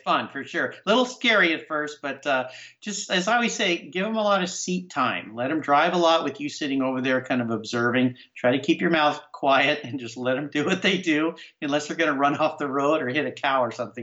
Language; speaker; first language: English; native; English